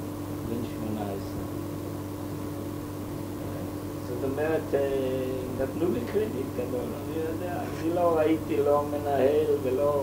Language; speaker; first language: Hebrew; non-native, fluent; German